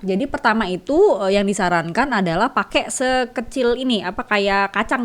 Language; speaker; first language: Indonesian; native; Indonesian